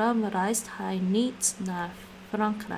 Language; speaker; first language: Dutch; non-native, learner; English